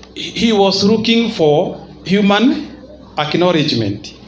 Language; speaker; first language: English; non-native, local second language; Swahili